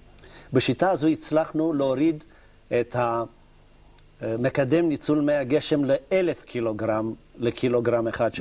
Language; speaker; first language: Hebrew; native; Hebrew